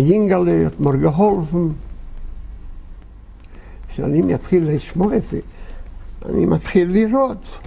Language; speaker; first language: Hebrew; non-native, fluent; Yiddish